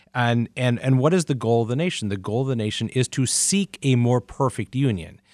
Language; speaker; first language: English; native; English